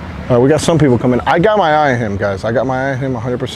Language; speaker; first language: English; early bilingual, other home language; Spanish